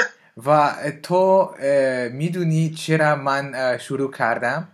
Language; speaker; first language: Persian; non-native, learner; French